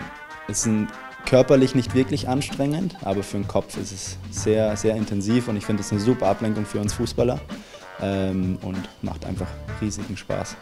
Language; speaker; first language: German; native; German